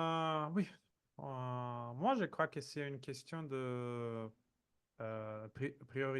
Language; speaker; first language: French; non-native, fluent; Portuguese